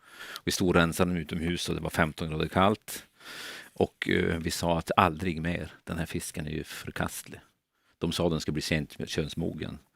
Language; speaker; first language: Swedish; native; Swedish